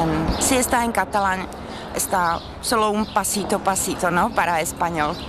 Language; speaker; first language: Spanish; non-native, fluent; Czech